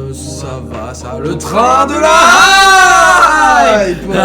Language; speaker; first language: French; native; French